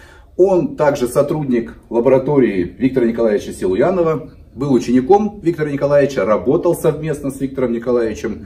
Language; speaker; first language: Russian; native; Russian